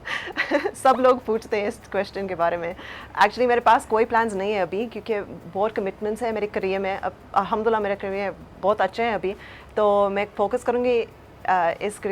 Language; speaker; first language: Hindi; early bilingual, heritage; Hindi